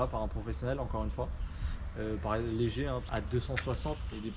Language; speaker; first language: French; native; French